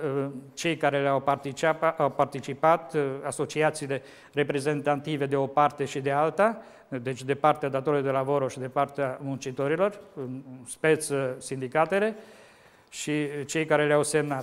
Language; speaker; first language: Romanian; native; Romanian